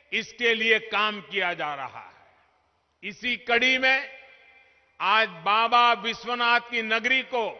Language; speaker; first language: Hindi; native; Hindi